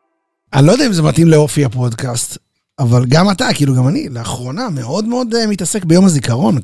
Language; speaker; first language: Hebrew; native; Hebrew